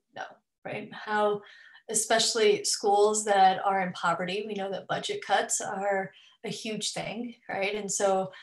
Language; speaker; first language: English; native; English